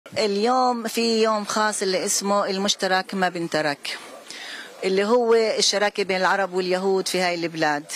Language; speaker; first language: Arabic; native; Arabic